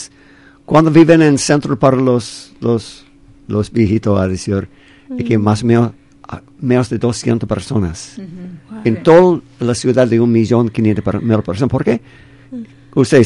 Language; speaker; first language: Spanish; non-native, fluent; English